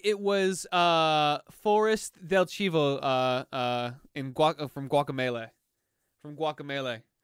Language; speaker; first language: Spanish; non-native, learner; English